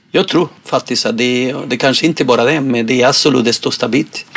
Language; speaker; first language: Swedish; non-native, fluent; Spanish